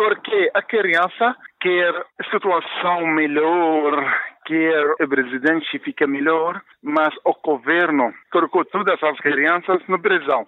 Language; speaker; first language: Portuguese; non-native, learner; Arabic